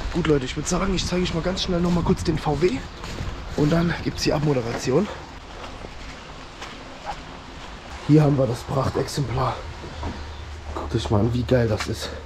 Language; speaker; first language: German; native; German